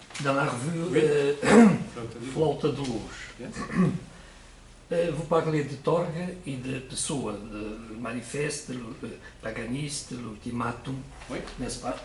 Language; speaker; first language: French; non-native, learner; Portuguese